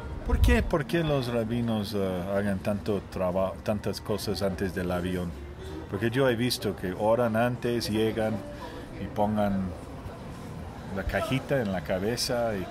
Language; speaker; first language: Spanish; non-native, learner; English